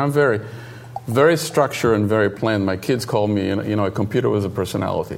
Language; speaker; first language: English; non-native, fluent; Hebrew